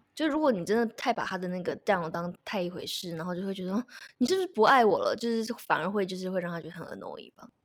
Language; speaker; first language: Chinese; native; Chinese